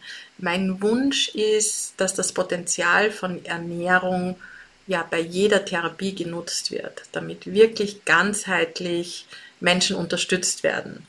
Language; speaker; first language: German; native; German